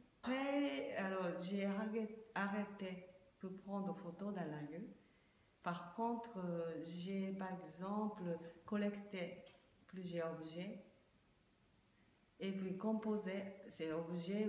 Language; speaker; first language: French; non-native, learner; Japanese